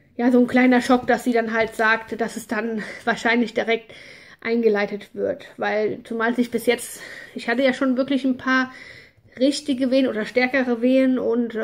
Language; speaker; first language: German; native; German